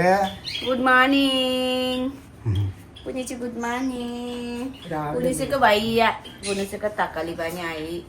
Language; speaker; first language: Malayalam; non-native, learner; Nepali